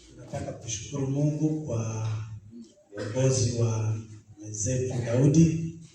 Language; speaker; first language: Swahili; non-native, local second language; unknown